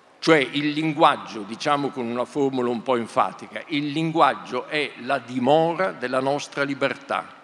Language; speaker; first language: Italian; native; Italian